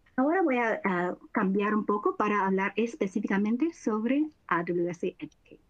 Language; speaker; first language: Spanish; non-native, fluent; English